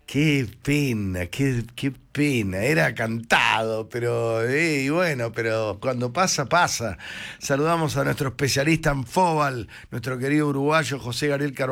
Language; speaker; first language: Spanish; native; Spanish